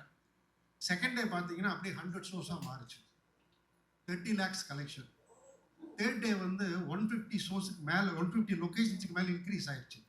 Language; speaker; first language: Tamil; native; Tamil